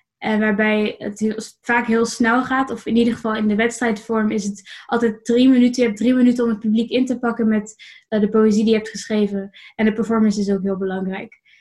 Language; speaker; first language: Dutch; native; Dutch